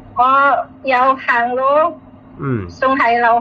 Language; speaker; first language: Cantonese; non-native, learner; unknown